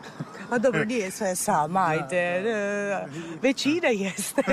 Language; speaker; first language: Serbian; non-native, fluent; Italian